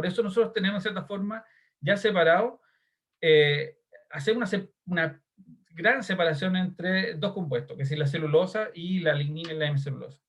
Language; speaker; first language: Spanish; native; Spanish